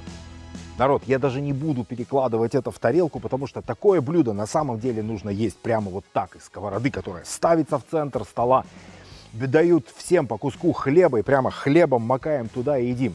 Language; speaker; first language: Russian; native; Russian